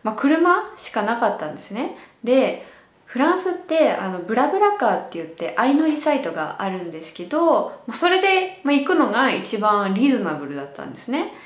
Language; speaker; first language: Japanese; native; Japanese